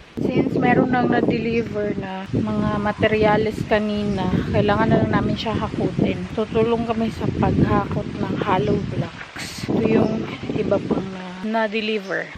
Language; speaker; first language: Filipino; non-native, local second language; Cebuano